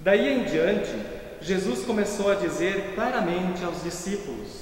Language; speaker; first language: Portuguese; native; Portuguese